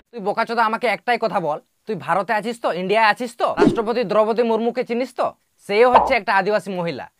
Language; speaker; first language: Bangla; non-native, local second language; Santali